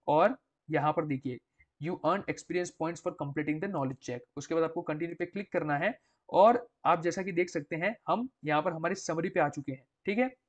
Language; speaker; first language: Hindi; non-native, local second language; Gujarati